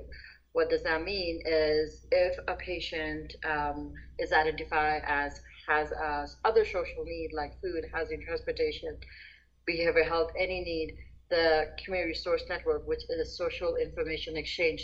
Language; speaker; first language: English; non-native, local second language; Nepali